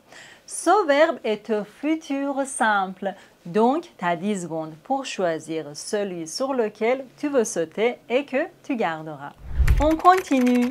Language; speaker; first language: French; native; French